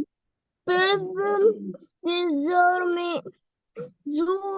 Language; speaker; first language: French; non-native, learner; Arabic